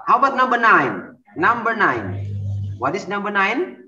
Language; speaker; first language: English; non-native, learner; Indonesian